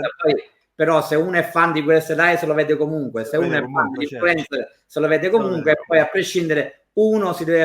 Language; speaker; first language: Italian; native; Italian